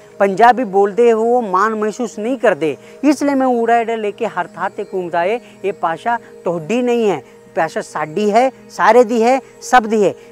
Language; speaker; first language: Punjabi; non-native, fluent; Kannada